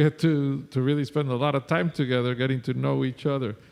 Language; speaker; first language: English; non-native, fluent; Spanish